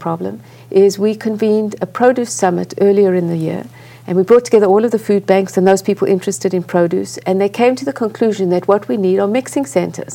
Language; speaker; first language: English; native; English